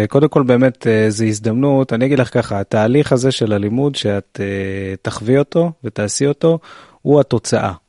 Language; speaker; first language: Hebrew; native; Hebrew